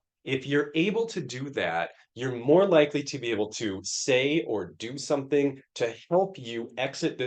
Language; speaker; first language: English; native; English